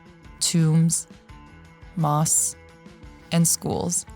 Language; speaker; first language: English; native; English